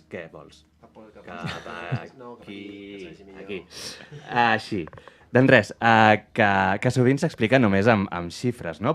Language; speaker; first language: Catalan; native; Catalan